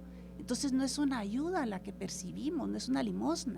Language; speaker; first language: Spanish; native; Spanish